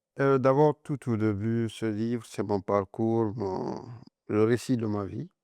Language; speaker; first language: French; non-native, local second language; Mandingo